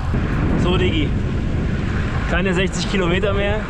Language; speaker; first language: German; native; German